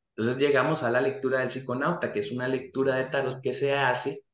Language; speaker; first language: Spanish; native; Spanish